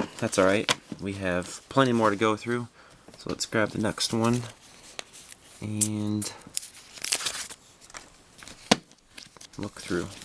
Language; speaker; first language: English; native; English